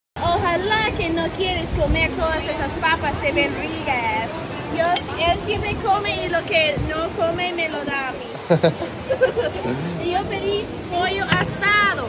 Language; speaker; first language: Spanish; non-native, fluent; English